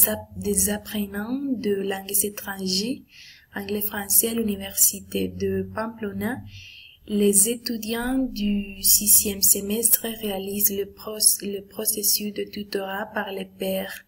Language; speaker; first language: French; non-native, learner; Spanish